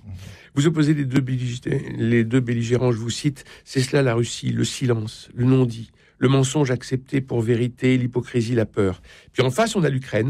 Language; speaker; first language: French; native; French